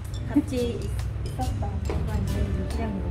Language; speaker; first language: Korean; non-native, learner; Vietnamese